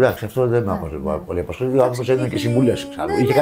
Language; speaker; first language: Greek; native; Greek